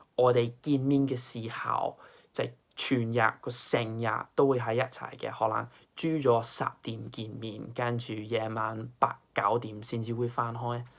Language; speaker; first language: Cantonese; non-native, fluent; English